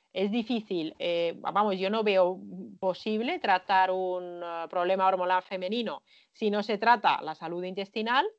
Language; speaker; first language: Spanish; non-native, fluent; Finnish